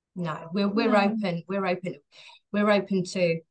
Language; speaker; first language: English; native; English